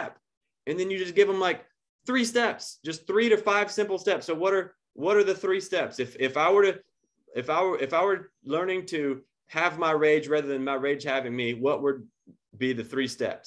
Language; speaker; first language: English; native; English